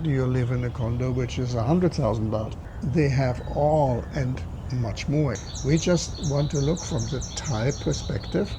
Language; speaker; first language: English; non-native, fluent; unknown